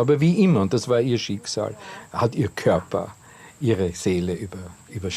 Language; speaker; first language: German; native; German